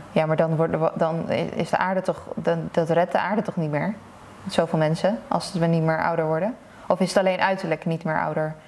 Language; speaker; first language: Dutch; early bilingual, other home language; Persian